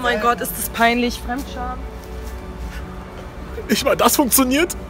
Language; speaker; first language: German; native; German